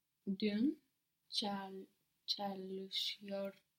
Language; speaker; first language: Turkish; non-native, learner; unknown